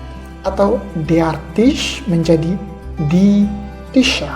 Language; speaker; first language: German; non-native, fluent; Indonesian